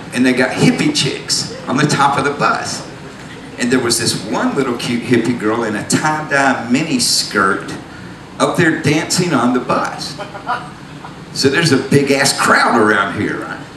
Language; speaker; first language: English; native; English